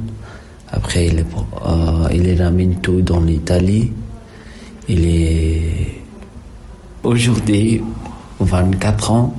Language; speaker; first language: French; non-native, learner; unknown